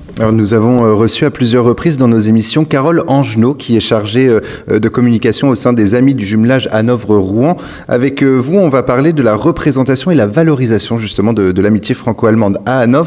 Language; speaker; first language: French; native; French